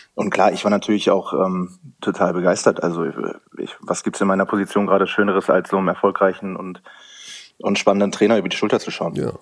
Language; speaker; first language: German; native; German